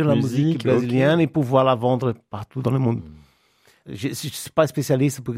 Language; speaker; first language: French; non-native, fluent; Portuguese